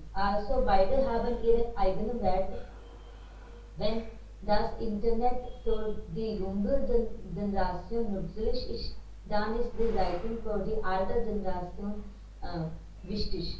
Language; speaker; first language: German; non-native, learner; Hindi